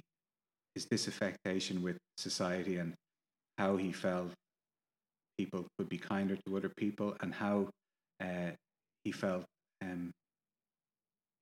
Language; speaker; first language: English; native; English